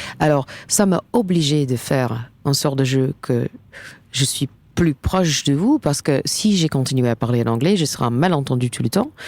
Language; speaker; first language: French; non-native, fluent; English